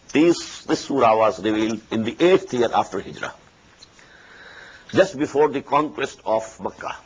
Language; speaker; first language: English; non-native, local second language; Urdu